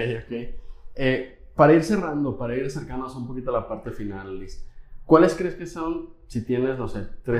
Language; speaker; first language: Spanish; native; Spanish